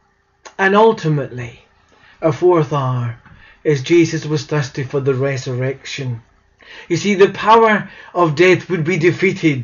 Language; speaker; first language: English; native; English